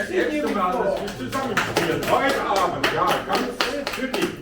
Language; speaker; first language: German; non-native, learner; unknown